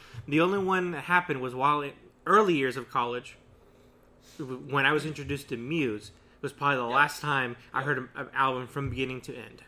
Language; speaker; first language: English; early bilingual, other home language; Spanish